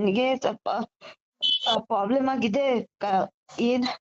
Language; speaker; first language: Kannada; non-native, learner; Hindi